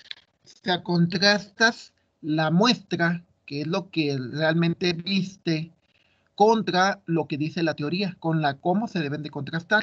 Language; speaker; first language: Spanish; native; Spanish